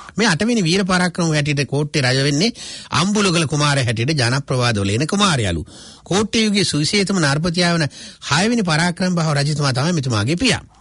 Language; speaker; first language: Sinhala; native; Sinhala